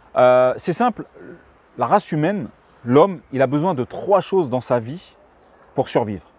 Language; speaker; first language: French; native; French